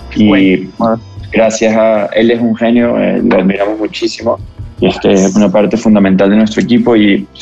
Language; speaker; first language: Spanish; native; Spanish